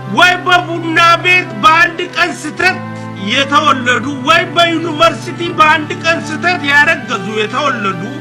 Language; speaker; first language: Amharic; native; Amharic